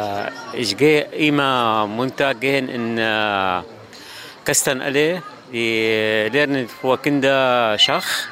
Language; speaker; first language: German; non-native, learner; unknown